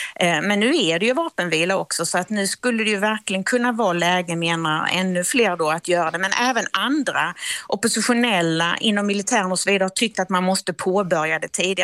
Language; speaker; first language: Swedish; native; Swedish